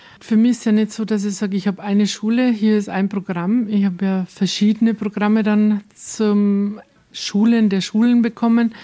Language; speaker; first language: German; native; German